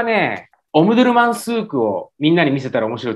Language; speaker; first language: Japanese; native; Japanese